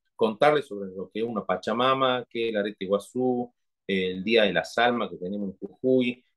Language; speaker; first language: Spanish; native; Spanish